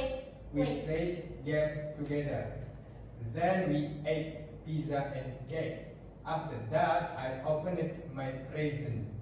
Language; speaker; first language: English; non-native, learner; Indonesian